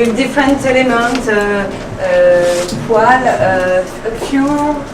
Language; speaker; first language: English; non-native, learner; French